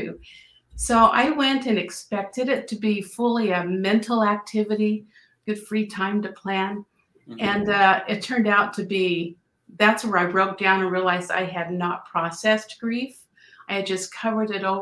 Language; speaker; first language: English; native; English